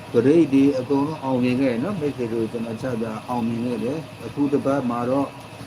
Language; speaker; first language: Burmese; native; Burmese